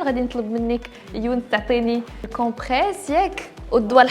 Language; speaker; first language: Arabic; native; Arabic